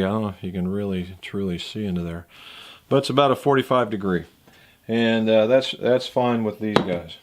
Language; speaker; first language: English; native; English